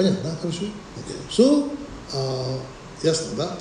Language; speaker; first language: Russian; non-native, learner; Tibetan